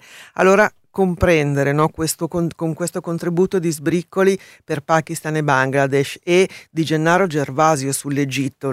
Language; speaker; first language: Italian; native; Italian